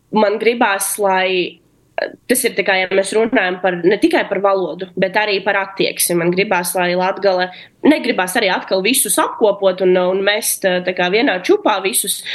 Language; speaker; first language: Latvian; non-native, local second language; Russian